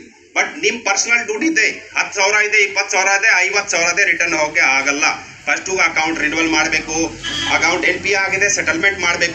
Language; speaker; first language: Kannada; non-native, learner; Hindi